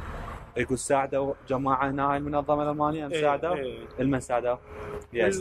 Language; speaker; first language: English; non-native, learner; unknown